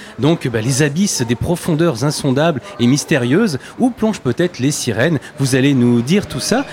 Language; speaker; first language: French; native; French